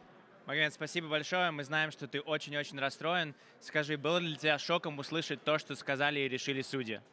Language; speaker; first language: Russian; native; Russian